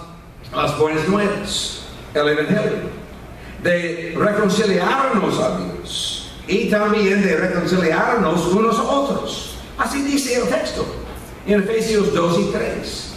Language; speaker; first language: Spanish; non-native, fluent; English